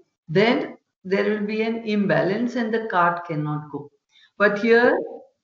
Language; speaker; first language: English; non-native, local second language; Gujarati